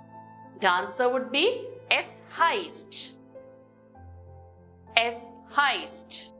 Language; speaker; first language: German; non-native, learner; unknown